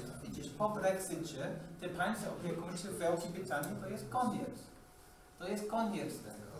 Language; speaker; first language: Polish; non-native, learner; English